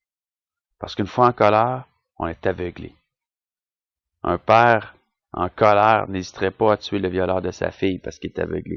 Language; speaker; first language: French; native; French